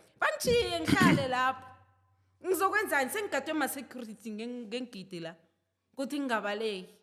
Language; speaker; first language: Zulu; non-native, local second language; South Ndebele